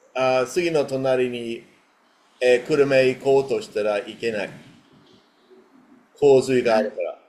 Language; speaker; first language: Japanese; non-native, fluent; English